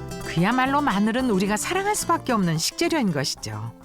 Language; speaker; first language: Korean; native; Korean